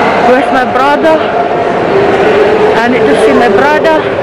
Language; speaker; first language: English; non-native, local second language; Malay